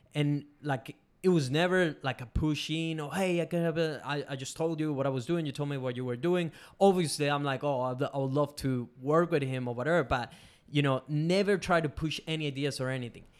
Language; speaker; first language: English; non-native, fluent; Spanish